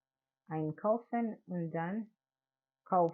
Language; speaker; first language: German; non-native, learner; English